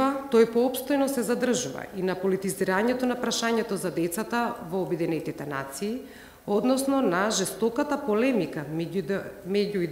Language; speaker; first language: Macedonian; native; Macedonian